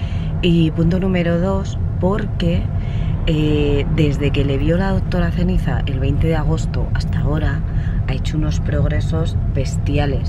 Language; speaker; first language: Spanish; native; Spanish